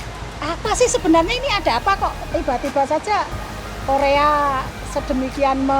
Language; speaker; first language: Indonesian; native; Indonesian